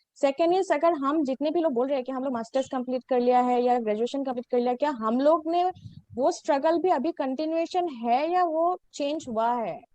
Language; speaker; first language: Hindi; non-native, local second language; Assamese